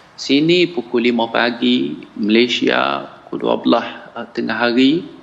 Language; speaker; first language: Malay; non-native, fluent; Arabic